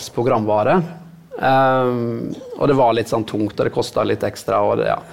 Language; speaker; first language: Norwegian; native; Norwegian